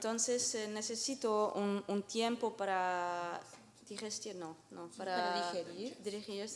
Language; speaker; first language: Spanish; non-native, learner; French